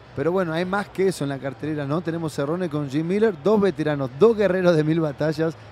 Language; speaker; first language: Spanish; native; Spanish